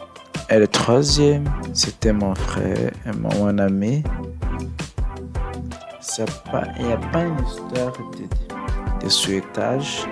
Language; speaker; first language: French; non-native, learner; English